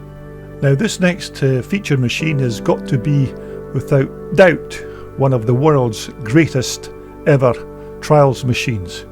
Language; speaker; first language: English; native; English